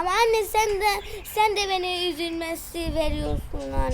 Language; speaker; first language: Turkish; early bilingual, heritage; Turkish